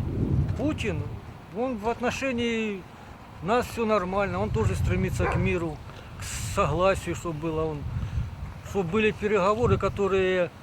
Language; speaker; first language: Russian; native; Russian